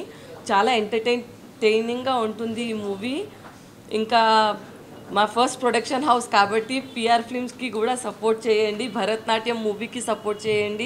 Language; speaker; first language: Telugu; non-native, fluent; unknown